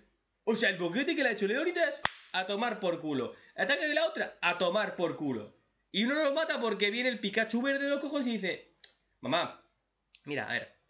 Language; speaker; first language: Spanish; native; Spanish